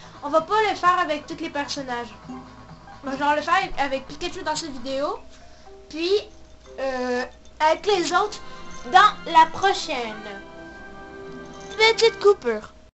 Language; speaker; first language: French; native; French